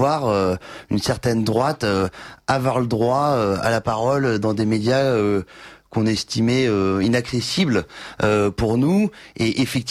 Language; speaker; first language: French; native; French